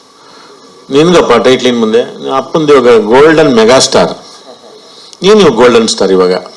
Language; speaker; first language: Kannada; native; Kannada